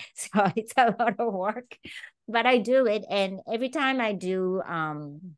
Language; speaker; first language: English; non-native, fluent; Japanese